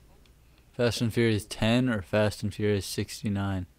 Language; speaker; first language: English; native; English